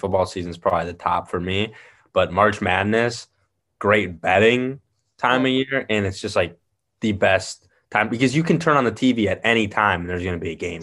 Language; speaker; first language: English; native; English